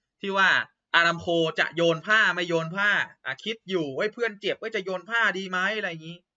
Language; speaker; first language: Thai; native; Thai